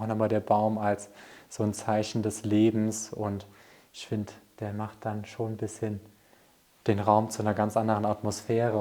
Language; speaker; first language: German; native; German